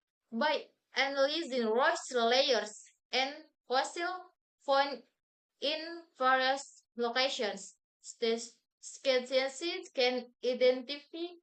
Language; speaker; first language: English; non-native, learner; Indonesian